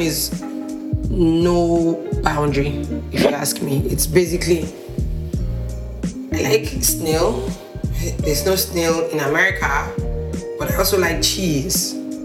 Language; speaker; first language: English; non-native, local second language; Igbo